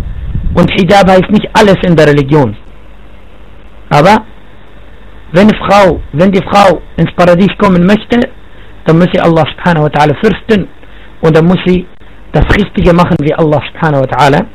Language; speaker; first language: German; non-native, fluent; Arabic